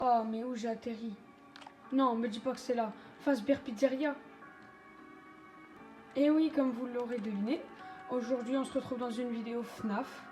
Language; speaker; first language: French; native; French